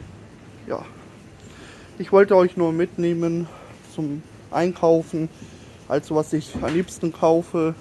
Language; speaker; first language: German; non-native, fluent; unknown